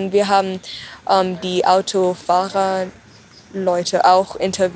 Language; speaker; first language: German; non-native, fluent; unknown